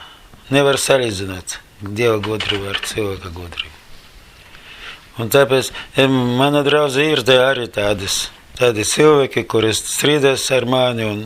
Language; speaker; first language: Latvian; non-native, learner; Russian